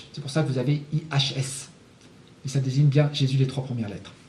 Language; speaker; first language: French; native; French